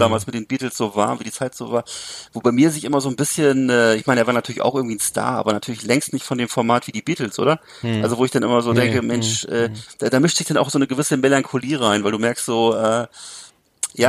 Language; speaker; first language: German; native; German